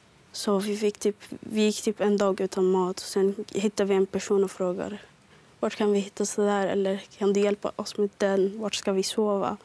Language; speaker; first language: Swedish; early bilingual, other home language; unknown